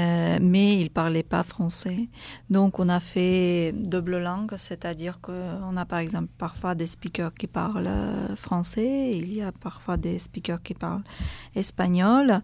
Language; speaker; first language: French; non-native, fluent; Russian